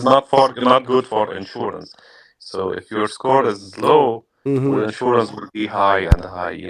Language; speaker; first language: English; non-native, learner; Arabic